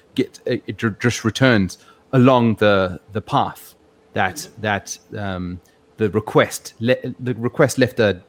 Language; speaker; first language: English; native; English